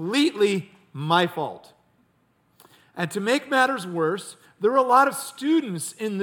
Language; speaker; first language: English; native; English